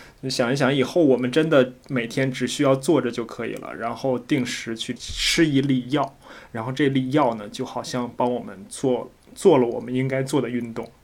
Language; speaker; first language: Chinese; native; Chinese